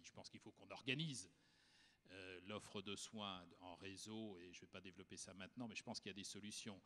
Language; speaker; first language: French; native; French